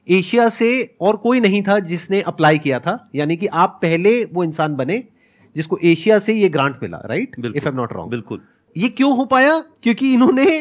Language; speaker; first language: Hindi; native; Hindi